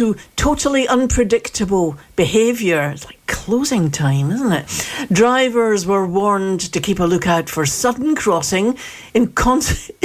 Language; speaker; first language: English; native; English